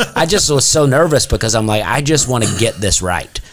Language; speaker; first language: English; native; English